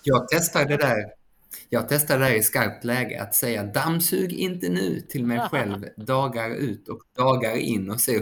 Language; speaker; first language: Swedish; native; Swedish